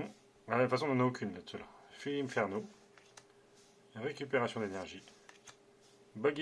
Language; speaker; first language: French; native; French